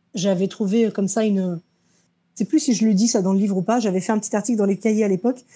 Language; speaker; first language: French; early bilingual, other home language; Russian